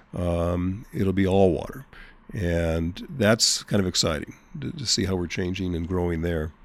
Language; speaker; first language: English; native; English